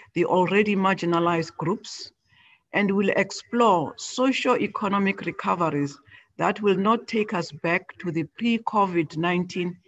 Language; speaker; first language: English; non-native, local second language; Xhosa